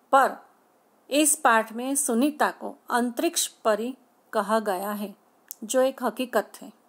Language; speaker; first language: Hindi; non-native, local second language; Gujarati